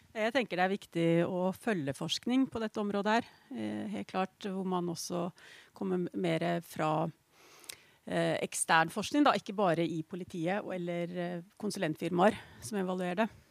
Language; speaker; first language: Norwegian; native; Norwegian